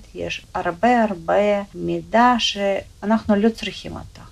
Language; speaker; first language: Hebrew; early bilingual, other home language; Russian